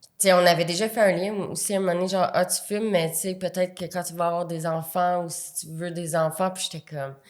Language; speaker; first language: French; native; French